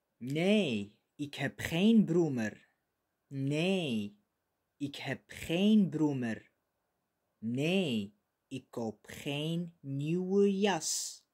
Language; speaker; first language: Dutch; non-native, fluent; Arabic